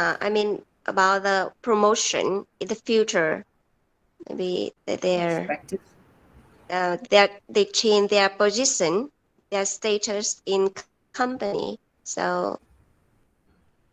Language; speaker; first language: English; non-native, learner; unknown